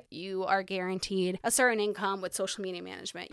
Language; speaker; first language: English; early bilingual, other home language; Ukrainian